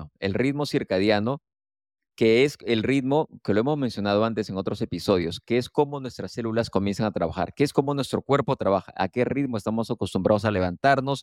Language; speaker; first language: Spanish; native; Spanish